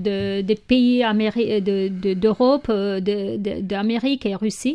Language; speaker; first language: French; non-native, learner; Kurdish